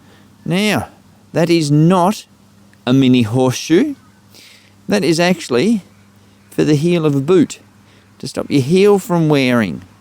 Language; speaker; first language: English; native; English